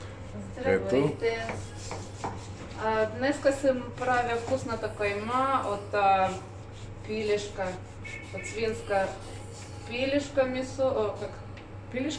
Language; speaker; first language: Bulgarian; non-native, learner; Russian